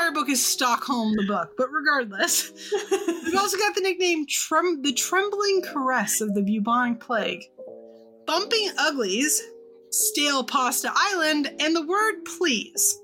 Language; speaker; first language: English; native; English